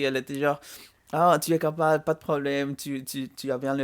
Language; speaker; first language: French; non-native, fluent; Spanish